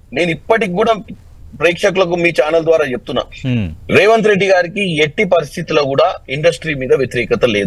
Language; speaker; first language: Telugu; native; Telugu